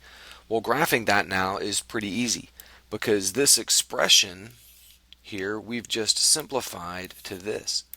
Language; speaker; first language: English; native; English